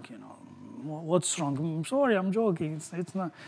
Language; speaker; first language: English; non-native, fluent; Arabic